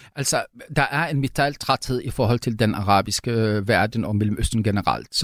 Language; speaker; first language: Danish; non-native, fluent; Arabic